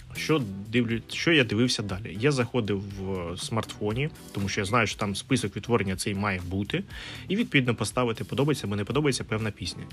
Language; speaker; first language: Ukrainian; non-native, local second language; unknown